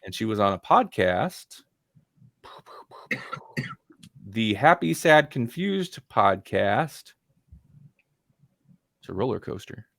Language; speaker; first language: English; native; English